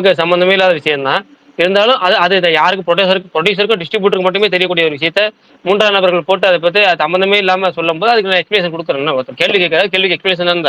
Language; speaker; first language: Tamil; native; Tamil